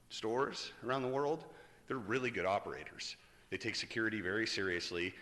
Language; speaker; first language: English; native; English